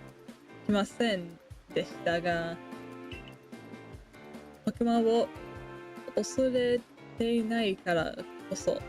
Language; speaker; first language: Japanese; non-native, learner; English